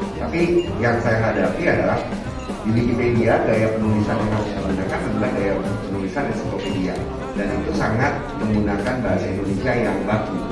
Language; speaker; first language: Indonesian; non-native, local second language; Minangkabau